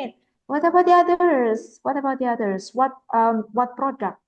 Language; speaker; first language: English; non-native, fluent; Indonesian